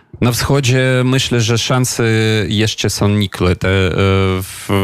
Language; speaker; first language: Polish; non-native, fluent; Ukrainian